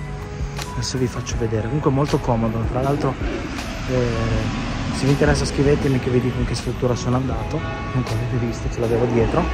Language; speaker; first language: Italian; native; Italian